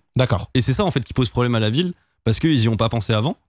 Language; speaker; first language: French; native; French